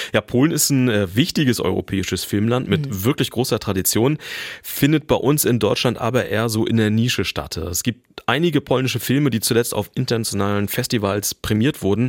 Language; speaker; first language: German; native; German